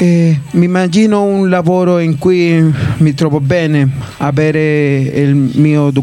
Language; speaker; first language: Italian; non-native, learner; Spanish